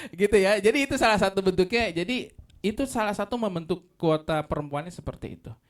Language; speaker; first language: Indonesian; native; Indonesian